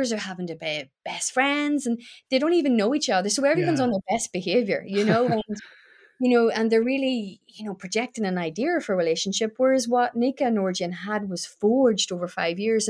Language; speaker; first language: English; native; English